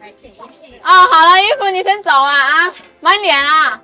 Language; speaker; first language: Chinese; non-native, fluent; Indonesian